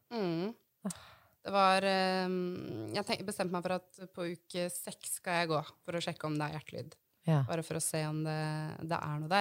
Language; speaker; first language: Norwegian; native; Norwegian